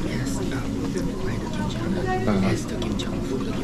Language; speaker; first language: English; non-native, learner; Korean